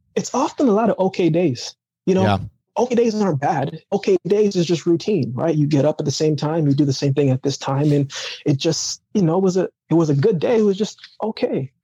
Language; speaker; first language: English; early bilingual, other home language; Jamaican Creole English